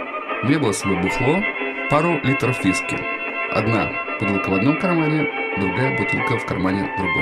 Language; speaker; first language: Russian; native; Russian